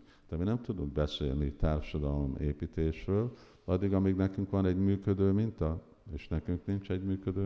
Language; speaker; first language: Hungarian; early bilingual, heritage; Hungarian